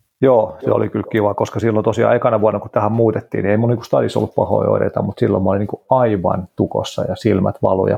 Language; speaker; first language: Finnish; native; Finnish